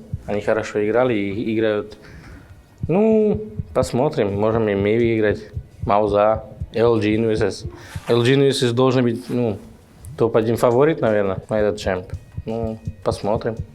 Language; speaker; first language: Russian; non-native, fluent; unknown